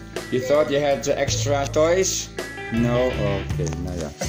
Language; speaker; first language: English; non-native, fluent; Dutch